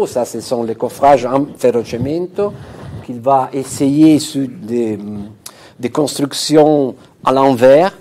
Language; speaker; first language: French; non-native, fluent; Italian